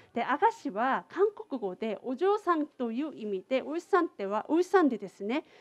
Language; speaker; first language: Japanese; non-native, fluent; Korean